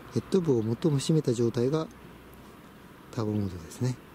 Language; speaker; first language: Japanese; native; Japanese